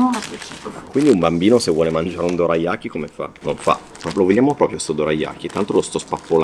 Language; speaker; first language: Italian; native; Italian